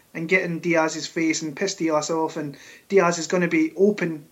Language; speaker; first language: English; native; English